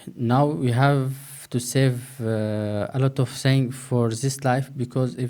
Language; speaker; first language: English; non-native, learner; Turkish